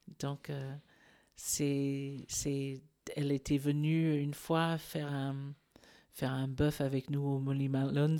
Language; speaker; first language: French; non-native, fluent; English